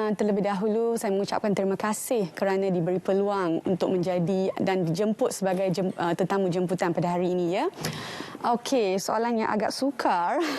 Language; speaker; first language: Malay; non-native, local second language; Tamil